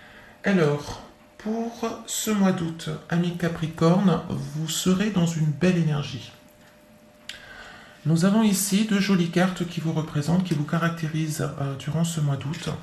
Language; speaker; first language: French; native; French